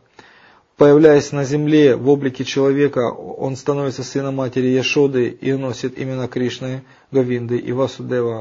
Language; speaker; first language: Russian; native; Russian